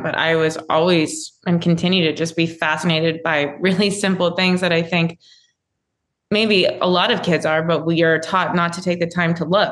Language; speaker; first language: English; native; English